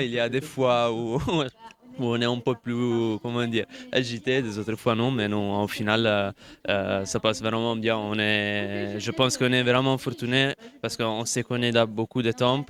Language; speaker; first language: French; non-native, fluent; Italian